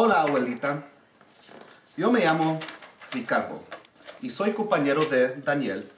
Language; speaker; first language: Spanish; non-native, learner; English